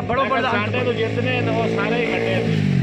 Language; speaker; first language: Punjabi; native; Punjabi